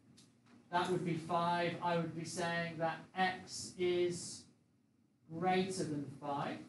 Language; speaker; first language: English; native; English